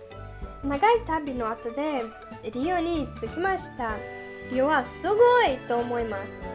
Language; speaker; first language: Japanese; non-native, learner; Portuguese